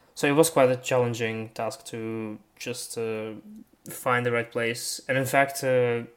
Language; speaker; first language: English; non-native, fluent; Russian